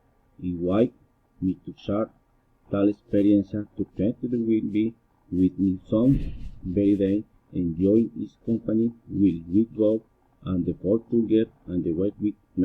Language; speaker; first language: English; non-native, learner; Spanish